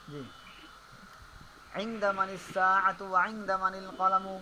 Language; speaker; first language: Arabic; non-native, fluent; Bangla